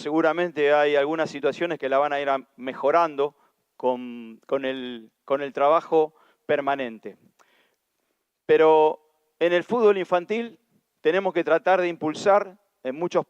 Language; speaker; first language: Spanish; native; Spanish